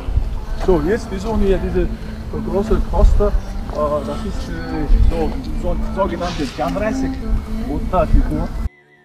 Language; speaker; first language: German; non-native, learner; Mongolian